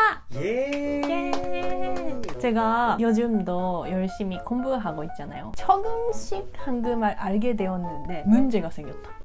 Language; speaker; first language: Korean; non-native, learner; Japanese